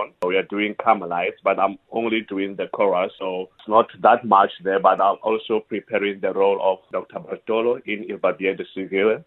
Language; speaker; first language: English; non-native, local second language; Southern Sotho